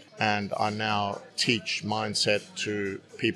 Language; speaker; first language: English; native; English